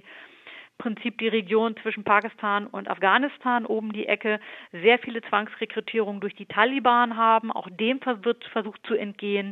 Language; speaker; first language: German; native; German